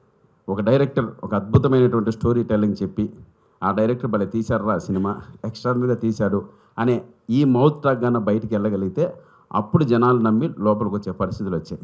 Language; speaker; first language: Telugu; native; Telugu